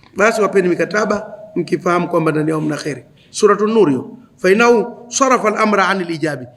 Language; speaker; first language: Swahili; native; Swahili